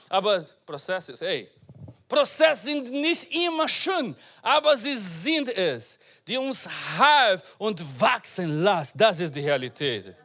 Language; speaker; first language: German; non-native, learner; Portuguese